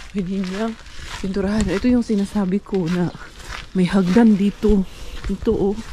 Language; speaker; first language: Filipino; non-native, local second language; Cebuano